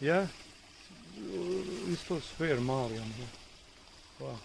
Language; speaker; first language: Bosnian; early bilingual, heritage; Bosnian